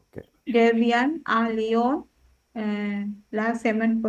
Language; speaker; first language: French; non-native, learner; Sinhala